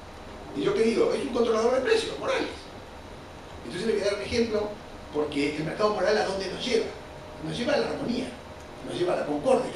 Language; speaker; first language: Spanish; native; Spanish